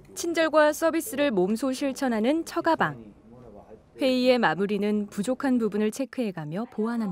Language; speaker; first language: Korean; native; Korean